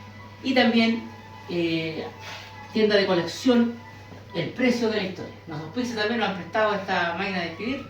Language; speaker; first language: Spanish; native; Spanish